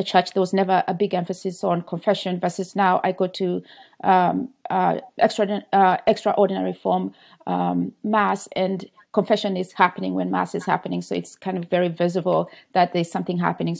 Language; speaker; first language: English; non-native, local second language; Ganda